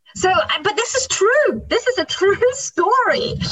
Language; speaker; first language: English; non-native, local second language; German